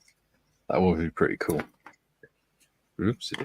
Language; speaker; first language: English; native; English